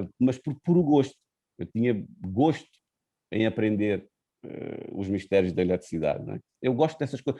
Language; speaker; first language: Portuguese; non-native, local second language; Kabuverdianu